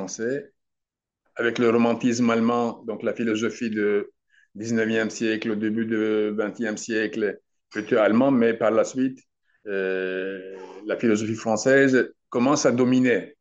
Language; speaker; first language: French; non-native, fluent; Turkish